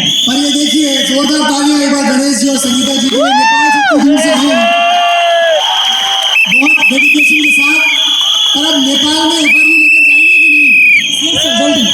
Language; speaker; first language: Hindi; native; Hindi